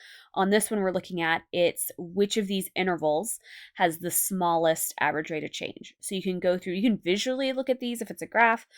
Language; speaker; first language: English; native; English